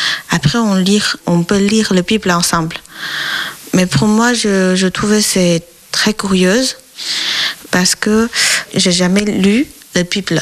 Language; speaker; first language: French; non-native, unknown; Chinese